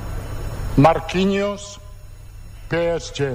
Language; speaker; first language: Portuguese; non-native, fluent; Italian